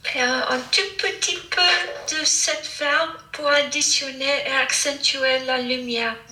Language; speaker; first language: French; non-native, fluent; English